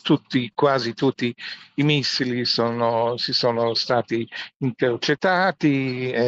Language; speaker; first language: Italian; non-native, fluent; Hebrew